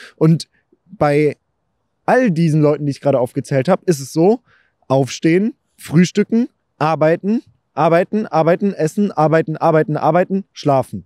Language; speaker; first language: German; native; German